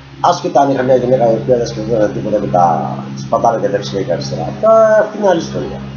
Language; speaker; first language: Greek; native; Greek